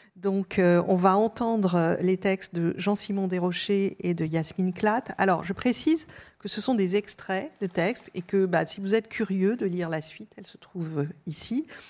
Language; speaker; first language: French; native; French